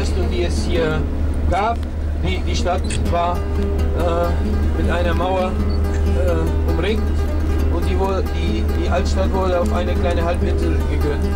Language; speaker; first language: German; non-native, fluent; Spanish